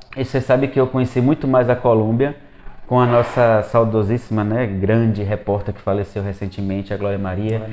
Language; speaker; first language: Portuguese; early bilingual, other home language; Spanish